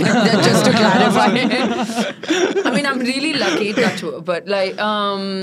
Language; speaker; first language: English; non-native, local second language; Tamil